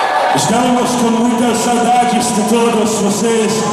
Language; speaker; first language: Portuguese; non-native, learner; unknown